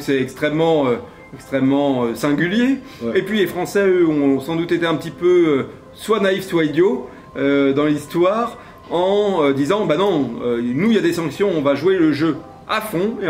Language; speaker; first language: French; native; French